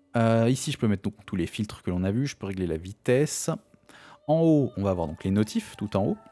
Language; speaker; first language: French; native; French